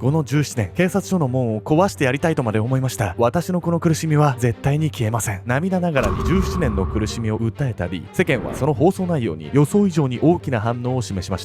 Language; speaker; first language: Japanese; native; Japanese